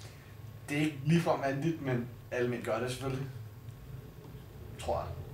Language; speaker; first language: Danish; early bilingual, other home language; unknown